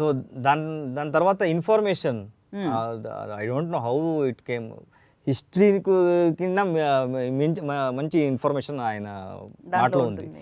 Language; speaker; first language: Telugu; non-native, learner; Kannada